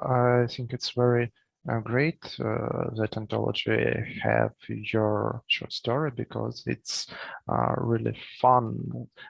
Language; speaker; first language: English; non-native, learner; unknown